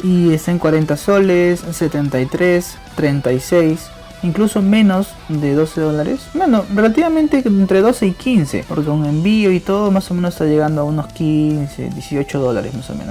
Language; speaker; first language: Spanish; native; Spanish